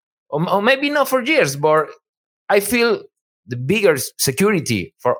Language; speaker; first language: English; non-native, learner; Spanish